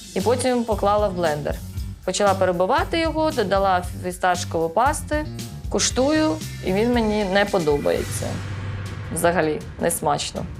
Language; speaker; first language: Ukrainian; early bilingual, other home language; Uzbek